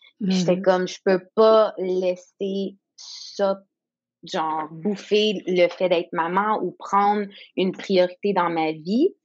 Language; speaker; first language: French; non-native, local second language; English